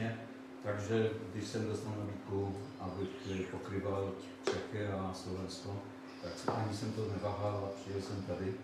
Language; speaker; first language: Czech; non-native, fluent; Polish